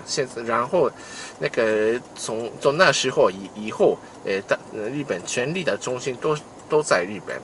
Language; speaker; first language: Chinese; non-native, fluent; Japanese